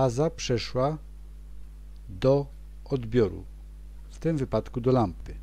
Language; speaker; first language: Polish; native; Polish